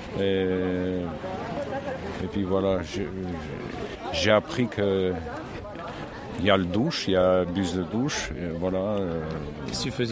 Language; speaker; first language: French; non-native, learner; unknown